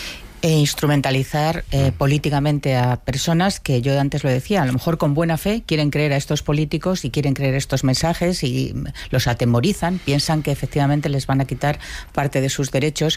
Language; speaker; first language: Spanish; native; Spanish